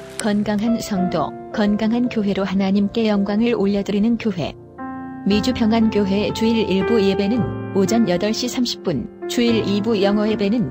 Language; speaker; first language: Korean; native; Korean